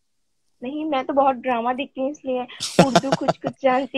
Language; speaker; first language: Hindi; non-native, learner; Bangla